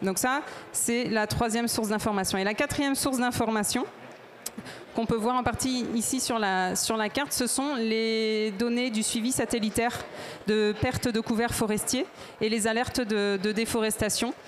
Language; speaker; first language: French; native; French